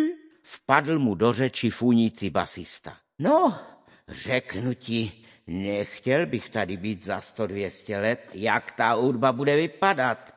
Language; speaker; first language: Czech; native; Czech